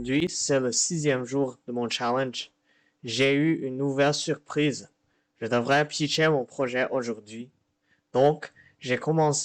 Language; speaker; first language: French; non-native, learner; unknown